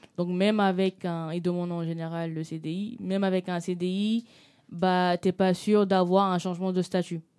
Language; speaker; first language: French; non-native, local second language; Wolof